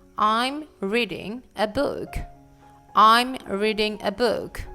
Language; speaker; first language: English; non-native, fluent; Indonesian